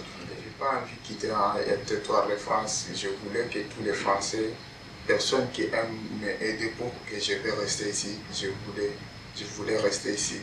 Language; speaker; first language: French; non-native, learner; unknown